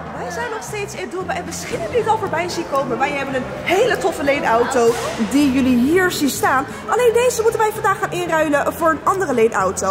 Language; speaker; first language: Dutch; early bilingual, other home language; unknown